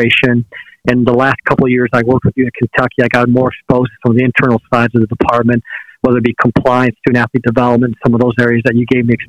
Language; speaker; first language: English; native; English